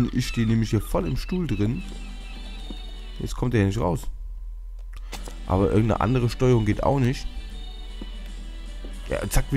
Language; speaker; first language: German; native; German